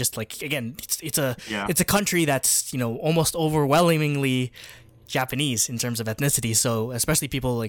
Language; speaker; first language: English; early bilingual, other home language; Filipino